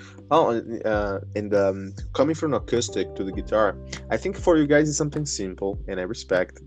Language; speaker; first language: English; non-native, fluent; Portuguese